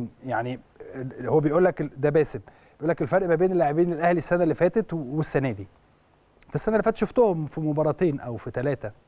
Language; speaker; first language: Arabic; native; Arabic